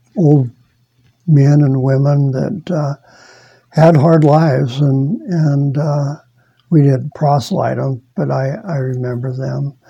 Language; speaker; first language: English; native; English